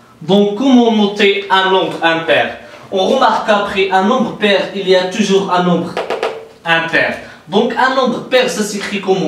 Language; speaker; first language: French; non-native, local second language; Arabic